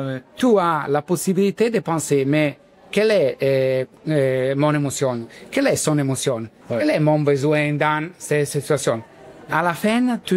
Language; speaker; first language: French; non-native, learner; Italian